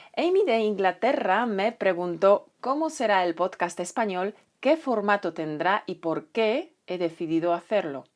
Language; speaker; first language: Spanish; non-native, fluent; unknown